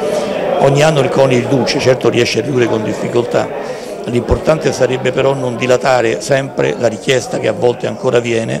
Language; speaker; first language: Italian; native; Italian